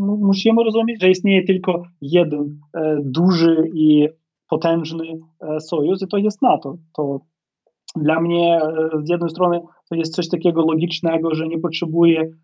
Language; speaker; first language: Polish; non-native, fluent; Ukrainian